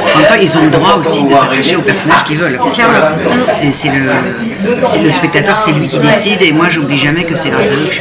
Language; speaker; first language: French; native; French